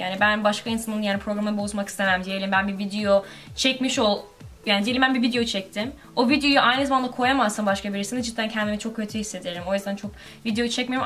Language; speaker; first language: Turkish; early bilingual, heritage; Turkish